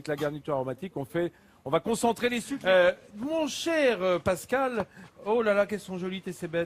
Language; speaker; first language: French; native; French